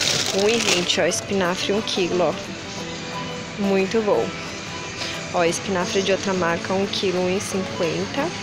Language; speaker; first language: Portuguese; native; Portuguese